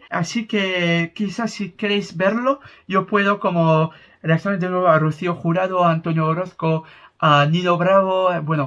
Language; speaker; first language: Spanish; non-native, fluent; French